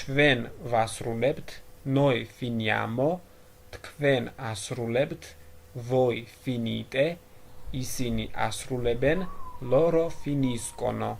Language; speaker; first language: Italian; non-native, fluent; Georgian